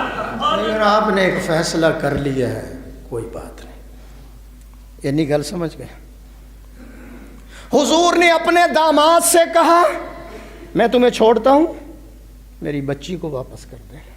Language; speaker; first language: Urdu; non-native, local second language; Punjabi